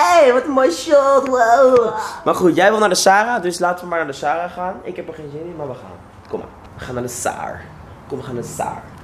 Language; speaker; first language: Dutch; native; Dutch